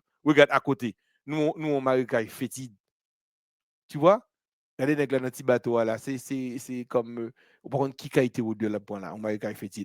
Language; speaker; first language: French; non-native, local second language; Haitian Creole